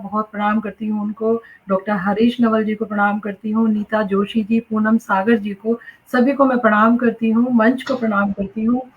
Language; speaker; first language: Hindi; native; Hindi